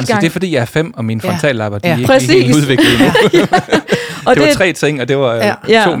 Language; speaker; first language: Danish; native; Danish